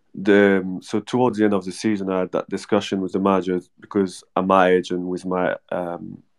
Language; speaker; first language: English; non-native, fluent; French